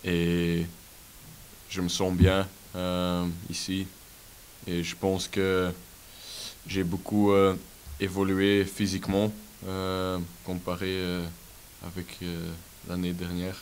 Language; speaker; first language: French; non-native, local second language; Dutch